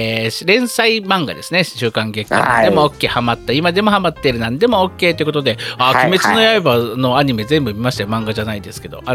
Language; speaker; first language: Japanese; native; Japanese